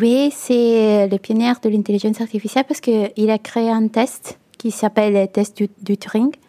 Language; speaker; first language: French; non-native, learner; Italian